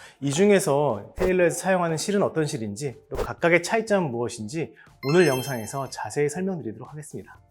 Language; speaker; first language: Korean; native; Korean